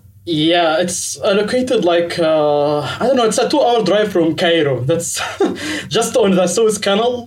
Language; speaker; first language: English; non-native, fluent; Arabic